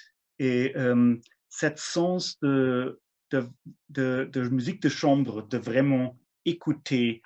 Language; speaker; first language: French; non-native, fluent; German